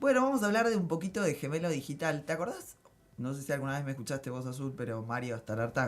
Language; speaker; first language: Spanish; native; Spanish